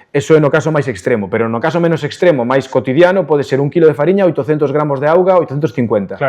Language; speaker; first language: Galician; non-native, local second language; Spanish